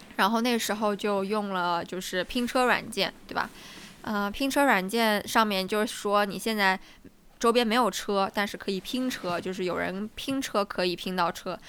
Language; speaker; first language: Chinese; native; Chinese